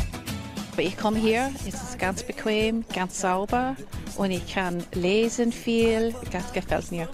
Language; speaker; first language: German; non-native, learner; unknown